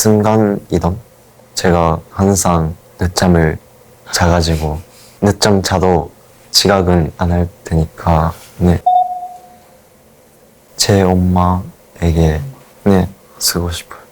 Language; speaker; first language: Korean; non-native, fluent; Japanese